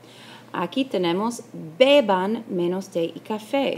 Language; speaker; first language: Spanish; non-native, fluent; English